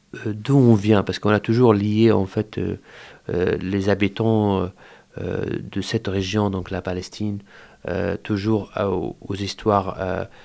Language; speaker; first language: French; non-native, fluent; Arabic